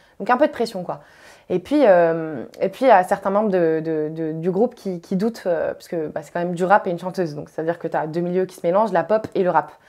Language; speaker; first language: French; native; French